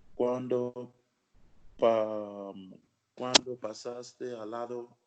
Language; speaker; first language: Spanish; non-native, learner; English